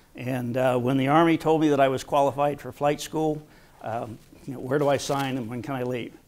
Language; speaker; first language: English; native; English